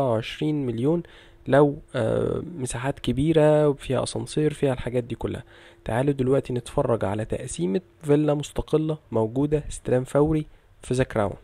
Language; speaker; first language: Arabic; native; Arabic